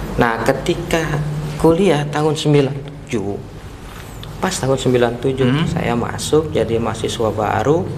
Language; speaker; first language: Indonesian; native; Indonesian